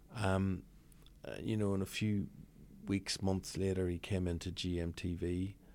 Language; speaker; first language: English; native; English